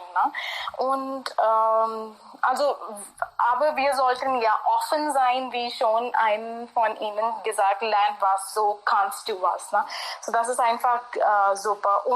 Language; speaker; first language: German; non-native, fluent; Hindi